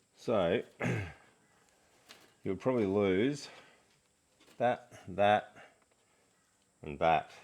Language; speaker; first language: English; native; English